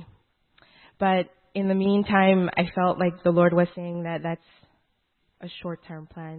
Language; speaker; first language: English; native; English